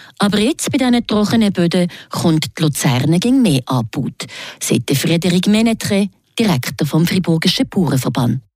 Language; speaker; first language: German; native; German